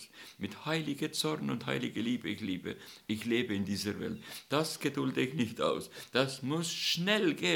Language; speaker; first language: German; non-native, learner; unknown